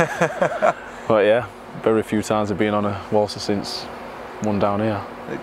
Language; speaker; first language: English; native; English